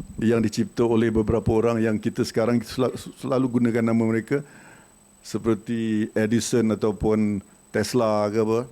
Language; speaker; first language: Malay; native; Malay